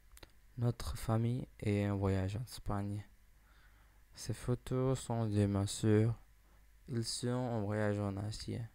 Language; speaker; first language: French; non-native, learner; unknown